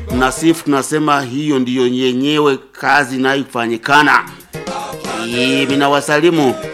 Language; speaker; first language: Swahili; non-native, local second language; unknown